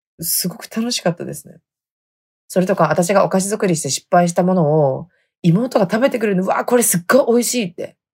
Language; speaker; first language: Japanese; native; Japanese